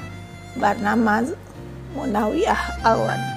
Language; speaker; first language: Arabic; non-native, learner; Indonesian